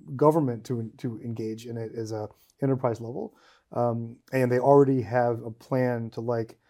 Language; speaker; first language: English; native; English